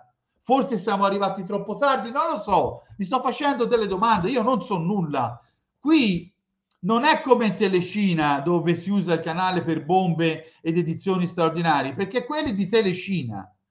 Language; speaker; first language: Italian; native; Italian